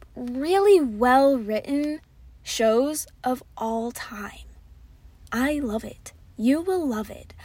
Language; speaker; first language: English; native; English